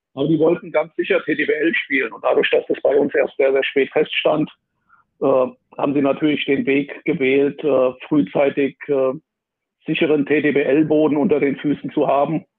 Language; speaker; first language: German; native; German